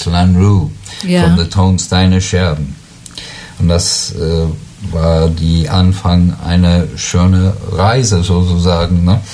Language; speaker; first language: German; non-native, learner; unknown